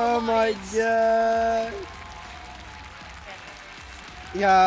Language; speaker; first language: Japanese; non-native, learner; Filipino